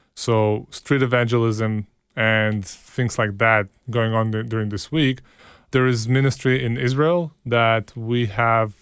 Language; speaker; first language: English; early bilingual, other home language; Hebrew